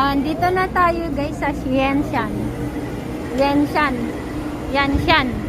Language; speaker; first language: Filipino; non-native, local second language; Iloko